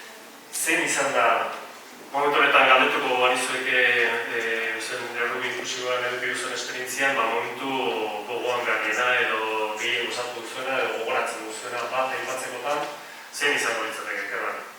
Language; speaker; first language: Basque; native; Basque